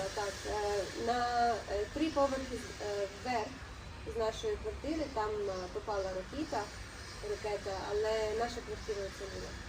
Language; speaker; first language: Ukrainian; non-native, local second language; Russian